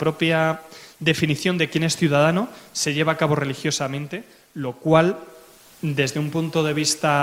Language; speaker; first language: Spanish; native; Spanish